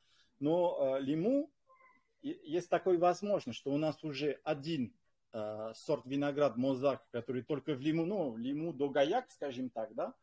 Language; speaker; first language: Russian; non-native, fluent; French